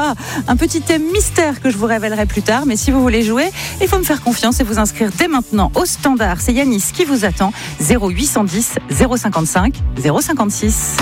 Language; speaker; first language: French; native; French